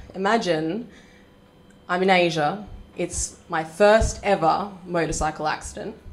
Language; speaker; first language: English; native; English